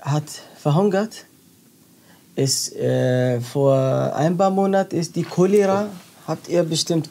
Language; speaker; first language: German; non-native, learner; Arabic